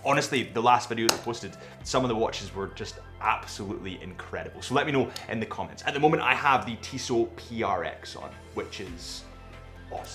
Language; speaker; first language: English; native; English